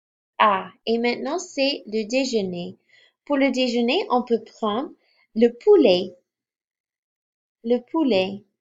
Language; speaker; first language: French; non-native, fluent; English